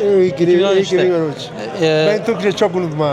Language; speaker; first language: Turkish; non-native, learner; Spanish